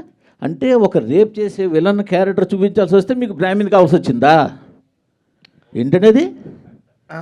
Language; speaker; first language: Telugu; native; Telugu